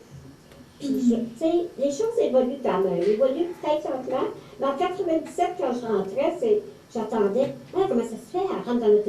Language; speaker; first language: French; native; French